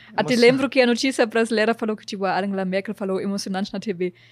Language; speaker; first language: Portuguese; non-native, fluent; German